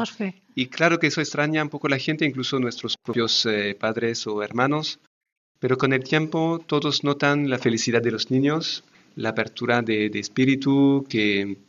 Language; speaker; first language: Spanish; non-native, fluent; French